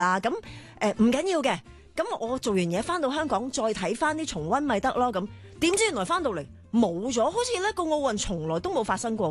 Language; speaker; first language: Cantonese; native; Cantonese